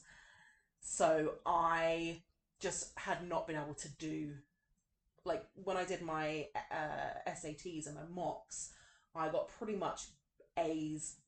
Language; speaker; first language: English; native; English